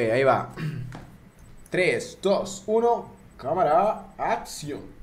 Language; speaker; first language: Spanish; native; Spanish